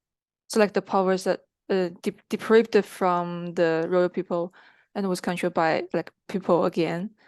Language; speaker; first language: English; non-native, fluent; Chinese